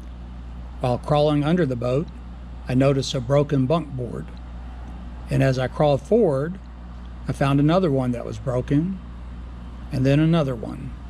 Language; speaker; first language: English; native; English